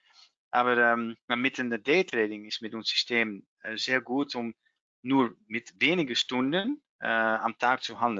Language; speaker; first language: German; non-native, learner; Dutch